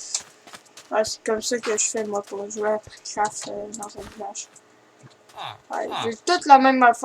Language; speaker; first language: French; native; French